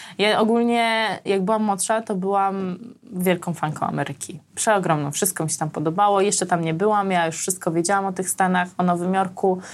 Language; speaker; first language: Polish; early bilingual, other home language; Armenian